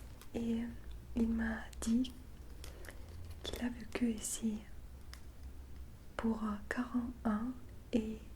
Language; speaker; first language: French; non-native, fluent; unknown